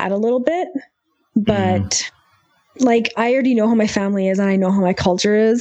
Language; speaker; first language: English; native; English